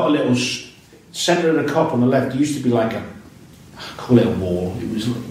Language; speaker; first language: English; native; English